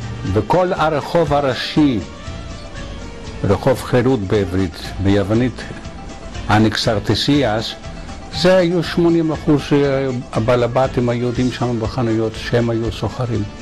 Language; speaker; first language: Hebrew; non-native, fluent; Greek